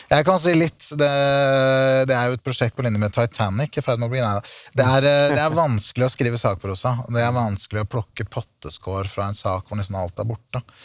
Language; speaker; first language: Norwegian; native; Norwegian